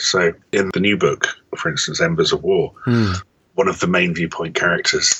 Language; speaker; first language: English; native; English